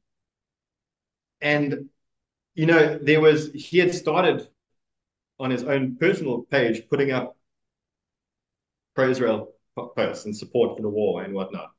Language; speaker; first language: English; native; English